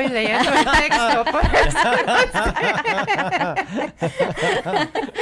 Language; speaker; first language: Spanish; non-native, learner; Persian